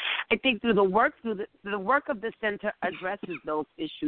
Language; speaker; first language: English; native; English